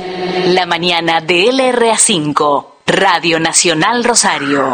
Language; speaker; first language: Spanish; native; Spanish